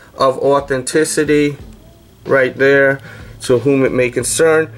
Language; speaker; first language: English; native; English